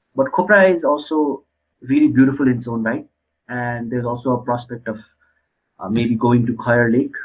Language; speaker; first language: English; non-native, local second language; Nepali